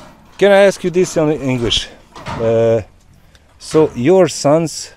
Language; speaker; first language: English; non-native, learner; German